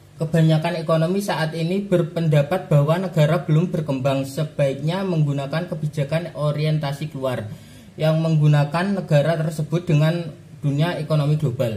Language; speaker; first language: Indonesian; native; Indonesian